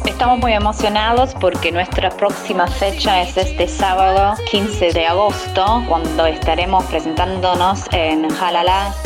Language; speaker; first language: Spanish; non-native, fluent; English